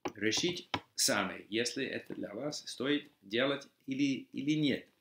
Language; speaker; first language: Russian; non-native, fluent; English